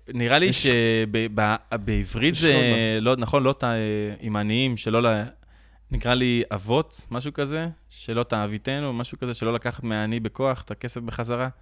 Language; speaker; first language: Hebrew; native; Hebrew